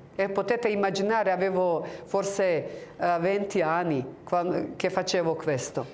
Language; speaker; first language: Italian; non-native, fluent; Croatian